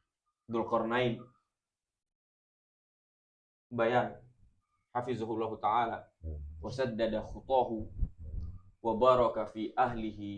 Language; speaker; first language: Arabic; non-native, fluent; Indonesian